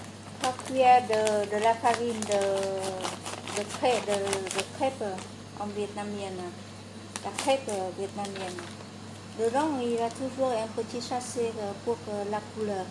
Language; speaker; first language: French; non-native, fluent; Vietnamese